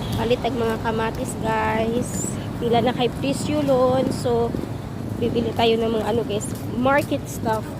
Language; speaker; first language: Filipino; non-native, local second language; Cebuano